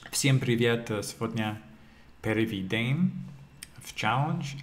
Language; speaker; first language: Russian; non-native, learner; English